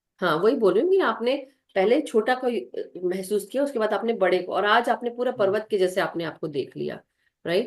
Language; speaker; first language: Hindi; native; Hindi